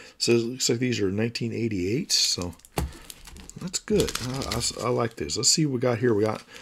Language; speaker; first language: English; native; English